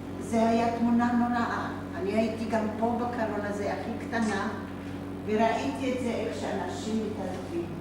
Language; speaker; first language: Hebrew; non-native, fluent; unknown